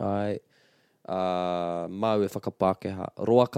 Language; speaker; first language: Māori; non-native, local second language; English